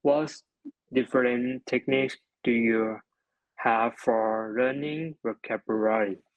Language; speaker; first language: English; non-native, learner; Chinese